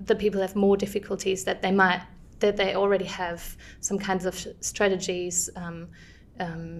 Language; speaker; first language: English; non-native, fluent; German